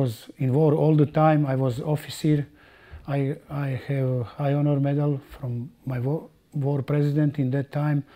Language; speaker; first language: English; non-native, learner; Croatian